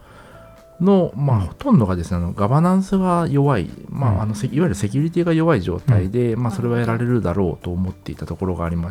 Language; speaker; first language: Japanese; native; Japanese